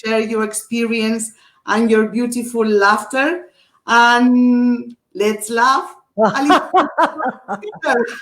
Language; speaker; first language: English; non-native, learner; Portuguese